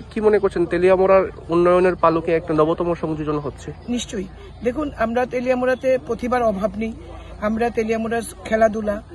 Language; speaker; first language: Bangla; native; Bangla